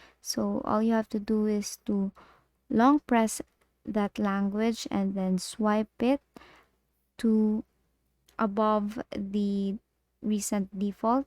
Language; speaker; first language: English; non-native, local second language; Filipino